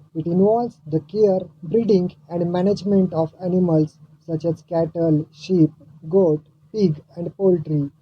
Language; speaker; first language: English; non-native, local second language; Marathi